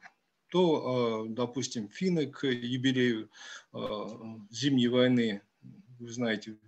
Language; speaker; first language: Russian; native; Russian